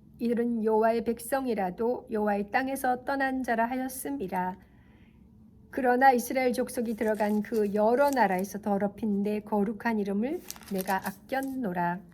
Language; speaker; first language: Korean; native; Korean